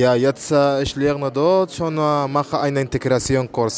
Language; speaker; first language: German; non-native, learner; Arabic